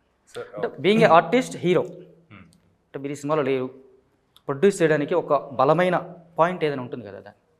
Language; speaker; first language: Telugu; native; Telugu